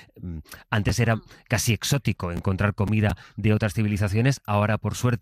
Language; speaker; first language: Spanish; native; Spanish